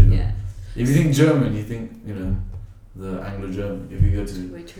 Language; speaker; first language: English; native; English